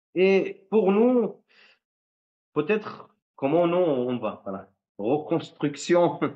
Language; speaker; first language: French; non-native, fluent; Arabic